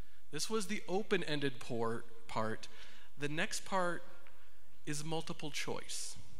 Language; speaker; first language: English; native; English